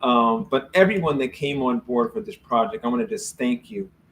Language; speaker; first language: English; native; English